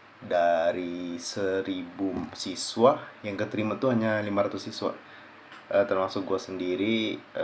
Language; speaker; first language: Indonesian; early bilingual, heritage; Indonesian